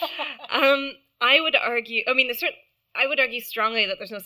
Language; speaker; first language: English; native; English